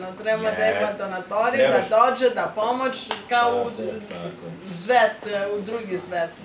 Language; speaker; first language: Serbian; non-native, learner; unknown